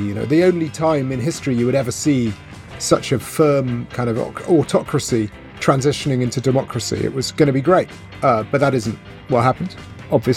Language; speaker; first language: English; native; English